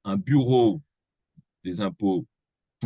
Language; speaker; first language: French; native; French